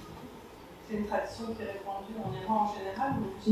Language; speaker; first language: French; non-native, fluent; Persian